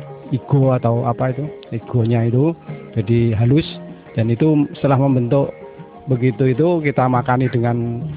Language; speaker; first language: Indonesian; non-native, local second language; Javanese